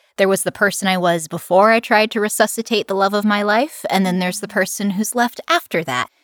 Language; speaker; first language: English; native; English